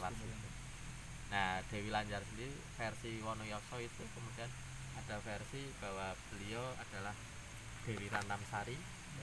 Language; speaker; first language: Indonesian; native; Indonesian